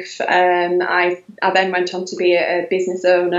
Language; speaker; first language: English; native; English